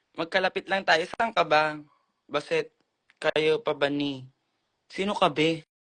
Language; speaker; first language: Filipino; native; Filipino